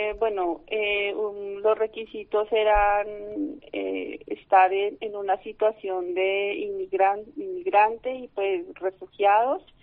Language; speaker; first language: Spanish; native; Spanish